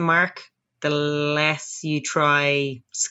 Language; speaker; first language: English; native; English